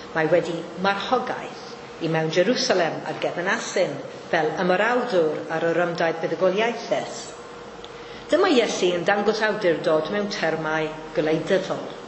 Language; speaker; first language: Welsh; non-native, fluent; Maltese